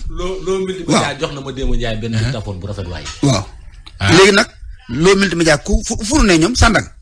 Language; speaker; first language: Wolof; native; Wolof